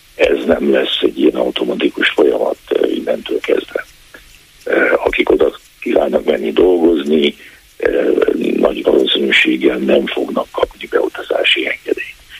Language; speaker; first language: Hungarian; native; Hungarian